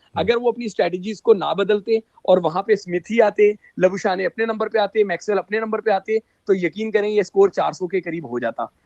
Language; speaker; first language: Urdu; non-native, local second language; Punjabi